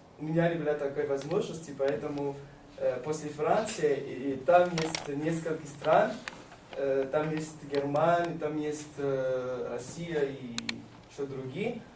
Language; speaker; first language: Russian; non-native, learner; Malagasy